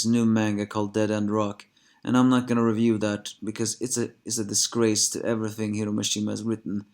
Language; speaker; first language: English; non-native, fluent; Swedish